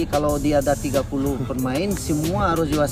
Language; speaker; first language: Indonesian; non-native, learner; Portuguese